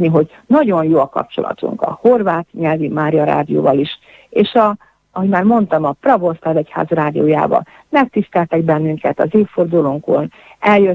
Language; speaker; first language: Hungarian; native; Hungarian